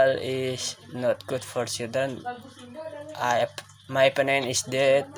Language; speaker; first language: English; non-native, learner; Indonesian